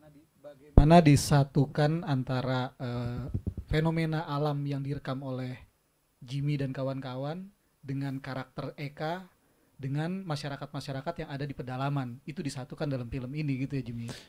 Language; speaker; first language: Indonesian; native; Indonesian